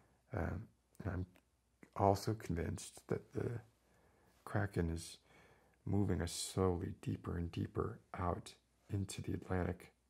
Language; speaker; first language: English; native; English